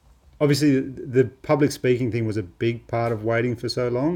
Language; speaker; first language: English; native; English